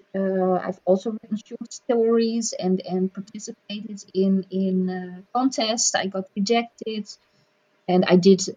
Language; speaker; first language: English; non-native, fluent; Dutch